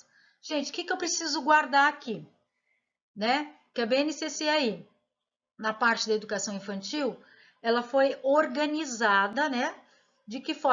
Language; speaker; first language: Portuguese; native; Portuguese